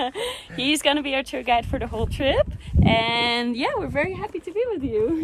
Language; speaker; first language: English; non-native, fluent; Dutch